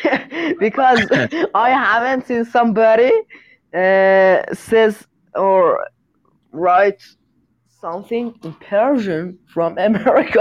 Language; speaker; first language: English; non-native, learner; Persian